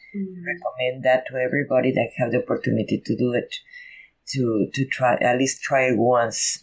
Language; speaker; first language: English; non-native, fluent; Spanish